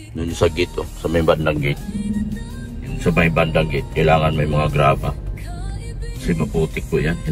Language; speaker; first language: Filipino; non-native, local second language; Cebuano